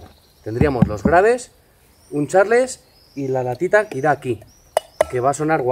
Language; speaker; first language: Spanish; native; Spanish